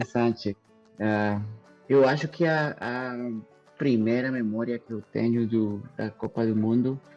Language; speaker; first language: Portuguese; non-native, fluent; Spanish